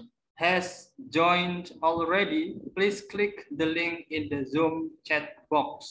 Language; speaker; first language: English; non-native, learner; Indonesian